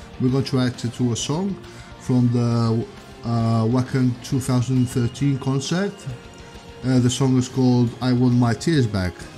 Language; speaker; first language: English; non-native, fluent; Spanish